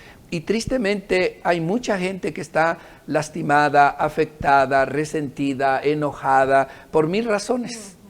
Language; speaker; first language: Spanish; native; Spanish